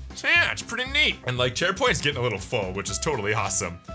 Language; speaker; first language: English; native; English